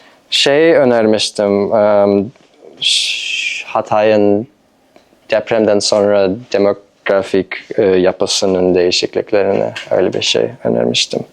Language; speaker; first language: Turkish; non-native, fluent; English